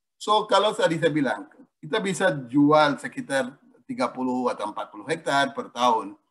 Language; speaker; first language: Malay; non-native, fluent; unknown